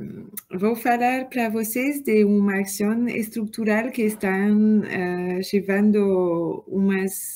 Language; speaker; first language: Portuguese; non-native, learner; French